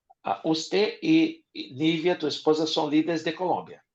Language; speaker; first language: Spanish; non-native, fluent; Portuguese